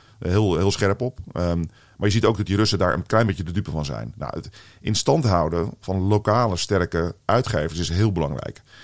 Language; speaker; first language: Dutch; native; Dutch